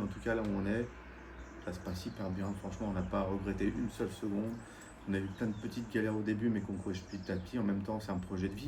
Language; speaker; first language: French; native; French